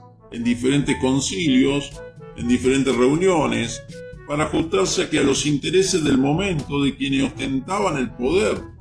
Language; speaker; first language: Spanish; native; Spanish